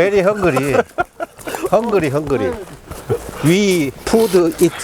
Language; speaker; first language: English; non-native, learner; Korean